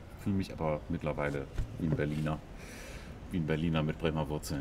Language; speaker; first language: German; native; German